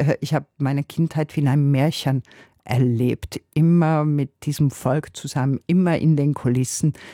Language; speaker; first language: German; non-native, fluent; Hungarian